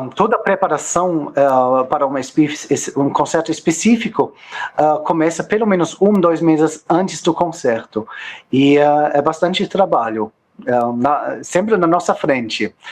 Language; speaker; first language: Portuguese; non-native, fluent; German